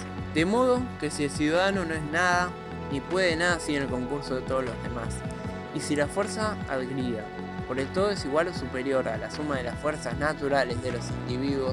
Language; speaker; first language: Spanish; native; Spanish